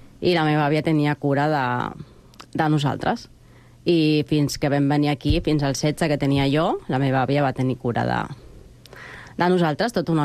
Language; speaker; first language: Catalan; non-native, fluent; Spanish